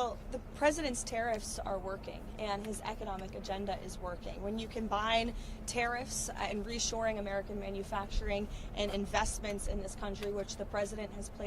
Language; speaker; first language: English; native; English